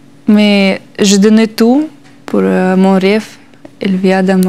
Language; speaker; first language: French; non-native, learner; Russian